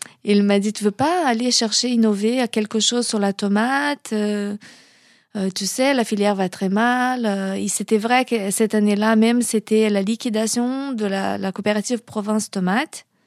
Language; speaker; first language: French; non-native, fluent; Portuguese